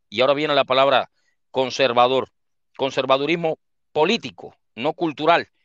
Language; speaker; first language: Spanish; native; Spanish